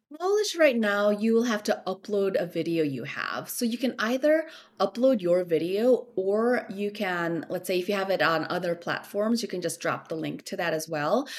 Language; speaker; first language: English; early bilingual, other home language; Korean